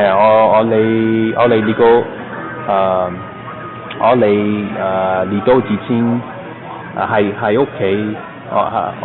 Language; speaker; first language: Cantonese; non-native, learner; English